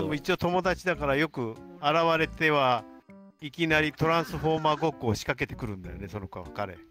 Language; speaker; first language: Japanese; native; Japanese